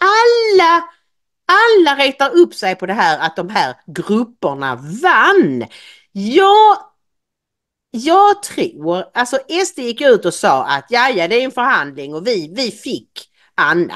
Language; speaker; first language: Swedish; native; Swedish